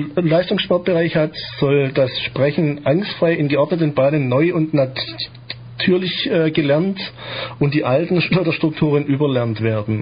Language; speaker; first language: German; native; German